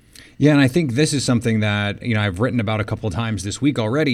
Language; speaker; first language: English; native; English